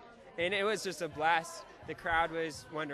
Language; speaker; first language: English; native; English